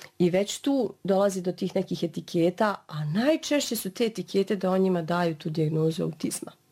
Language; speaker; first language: Bosnian; native; Bosnian